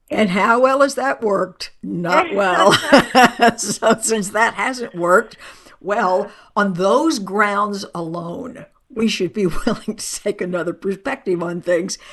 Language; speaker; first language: English; native; English